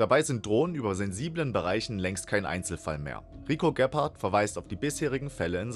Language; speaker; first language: German; native; German